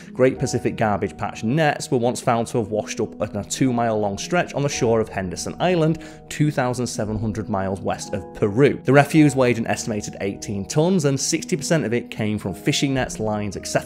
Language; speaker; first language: English; native; English